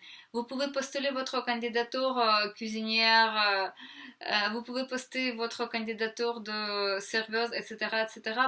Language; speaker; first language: French; non-native, fluent; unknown